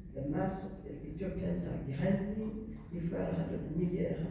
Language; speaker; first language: English; non-native, local second language; Amharic